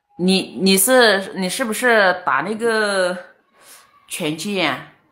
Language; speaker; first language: Chinese; native; Chinese